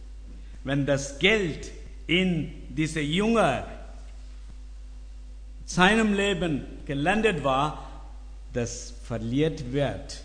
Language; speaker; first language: German; non-native, learner; Tamil